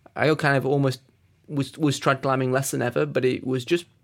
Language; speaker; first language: English; native; English